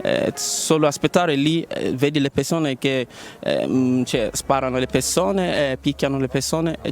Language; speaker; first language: Italian; non-native, learner; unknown